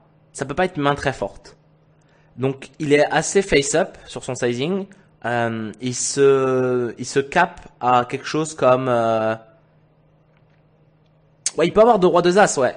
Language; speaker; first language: French; native; French